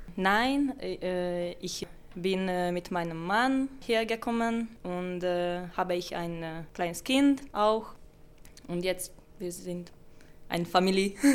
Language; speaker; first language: German; non-native, learner; Hungarian